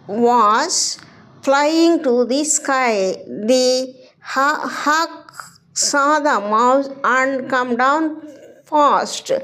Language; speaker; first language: English; non-native, local second language; Telugu